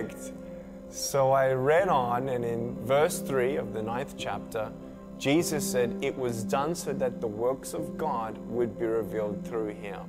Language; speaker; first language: English; native; English